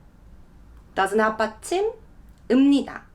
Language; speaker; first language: English; non-native, fluent; Korean